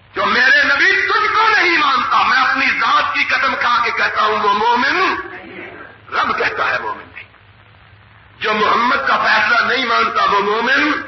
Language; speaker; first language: Urdu; non-native, local second language; Punjabi